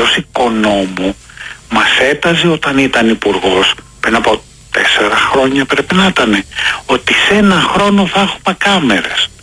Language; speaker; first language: Greek; native; Greek